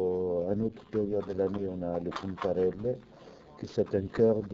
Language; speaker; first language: French; non-native, fluent; Italian